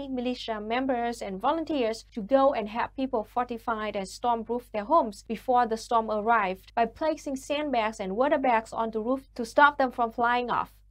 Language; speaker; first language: English; non-native, fluent; Vietnamese